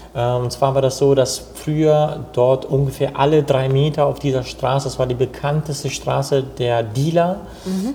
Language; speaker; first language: German; native; German